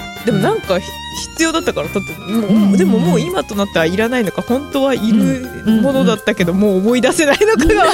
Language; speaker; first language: Japanese; native; Japanese